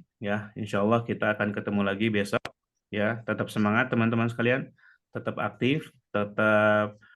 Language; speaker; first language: Indonesian; native; Indonesian